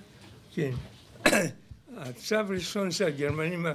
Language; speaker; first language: Hebrew; non-native, fluent; Polish